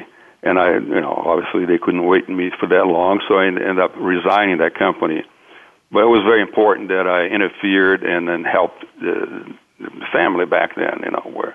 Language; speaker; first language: English; non-native, fluent; Portuguese